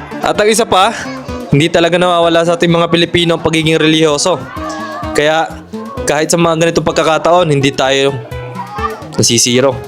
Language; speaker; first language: Filipino; native; Filipino